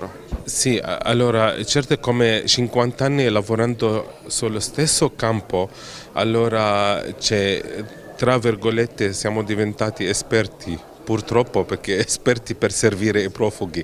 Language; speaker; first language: Italian; non-native, fluent; Arabic